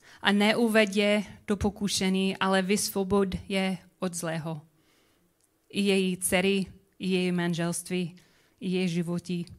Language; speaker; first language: Czech; non-native, learner; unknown